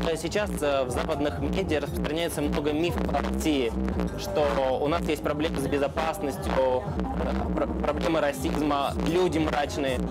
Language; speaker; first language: Russian; native; Russian